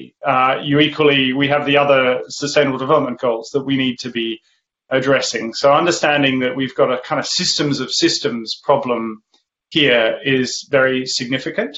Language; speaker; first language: English; native; English